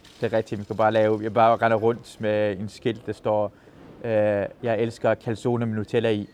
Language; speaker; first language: Danish; early bilingual, other home language; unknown